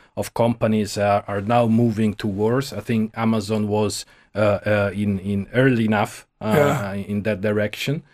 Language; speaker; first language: English; non-native, fluent; Italian